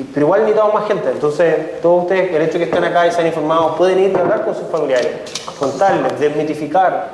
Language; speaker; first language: Spanish; native; Spanish